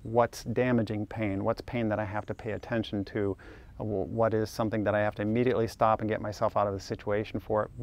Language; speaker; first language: English; native; English